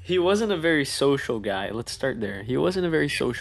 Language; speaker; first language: English; native; English